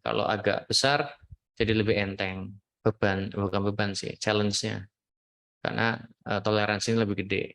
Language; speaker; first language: Indonesian; native; Indonesian